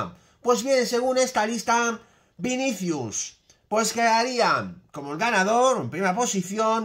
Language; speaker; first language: Spanish; native; Spanish